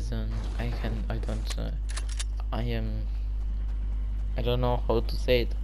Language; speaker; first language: English; non-native, learner; German